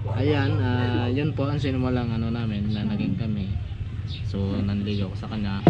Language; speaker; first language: Filipino; non-native, local second language; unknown